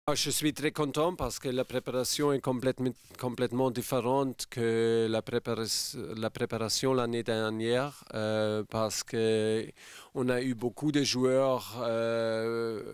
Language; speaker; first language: French; non-native, fluent; German